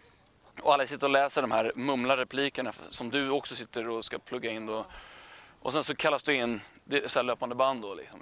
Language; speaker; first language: Swedish; native; Swedish